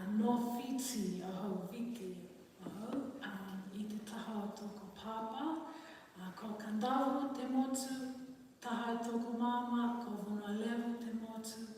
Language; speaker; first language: Māori; non-native, learner; Fijian